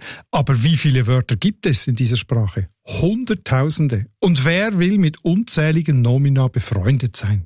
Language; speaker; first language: German; native; German